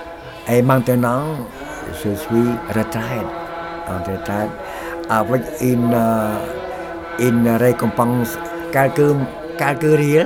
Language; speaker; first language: French; non-native, local second language; Khmer